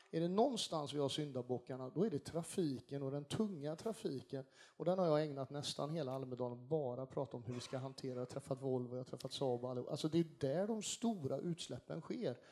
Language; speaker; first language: Swedish; native; Swedish